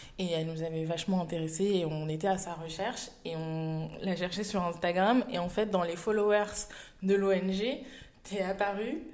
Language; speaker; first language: French; native; French